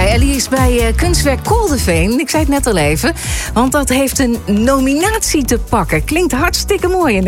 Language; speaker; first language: Dutch; native; Dutch